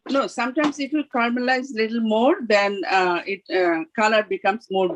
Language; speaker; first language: English; non-native, fluent; Bangla